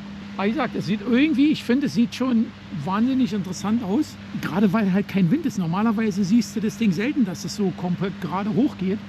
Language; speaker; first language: German; native; German